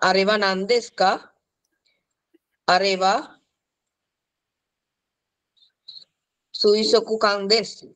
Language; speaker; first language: Japanese; non-native, learner; Sinhala